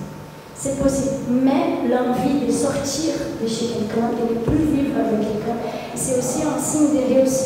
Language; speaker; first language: French; non-native, fluent; Portuguese